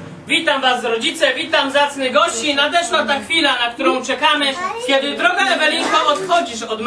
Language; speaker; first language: Polish; native; Polish